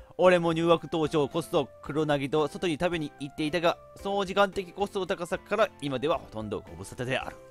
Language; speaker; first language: Japanese; native; Japanese